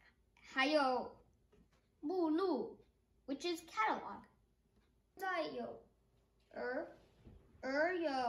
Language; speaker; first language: Chinese; early bilingual, heritage; English